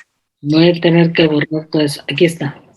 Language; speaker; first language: Spanish; native; Spanish